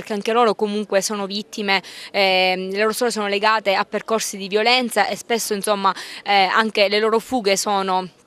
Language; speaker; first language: Italian; native; Italian